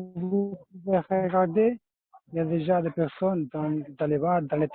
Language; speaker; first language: French; non-native, fluent; Portuguese